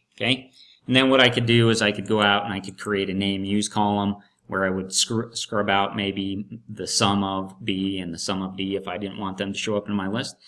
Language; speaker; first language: English; native; English